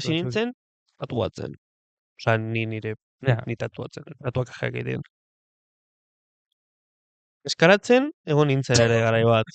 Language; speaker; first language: Basque; non-native, local second language; Spanish